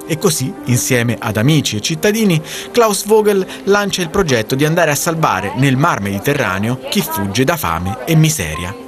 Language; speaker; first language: Italian; native; Italian